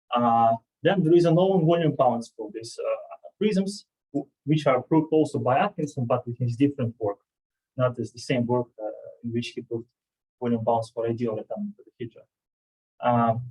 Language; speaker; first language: English; non-native, fluent; Russian